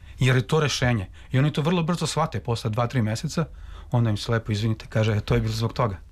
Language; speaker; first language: Serbian; native; Serbian